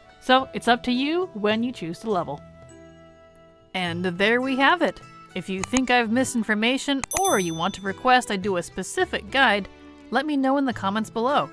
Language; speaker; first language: English; native; English